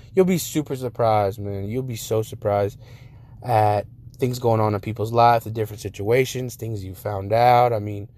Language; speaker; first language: English; native; English